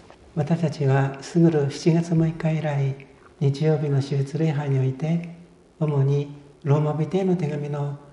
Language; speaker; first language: Japanese; native; Japanese